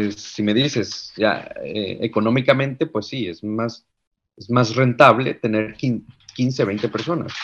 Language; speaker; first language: Spanish; native; Spanish